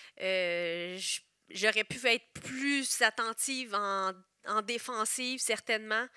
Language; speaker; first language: French; native; French